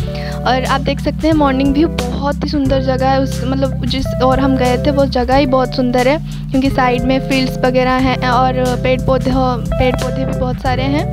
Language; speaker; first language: Hindi; native; Hindi